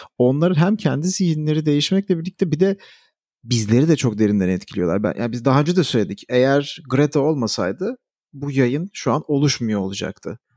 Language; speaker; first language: Turkish; native; Turkish